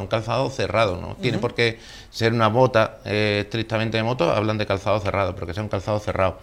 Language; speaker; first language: Spanish; native; Spanish